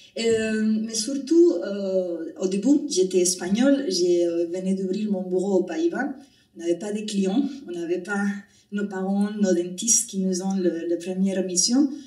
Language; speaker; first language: French; non-native, fluent; Spanish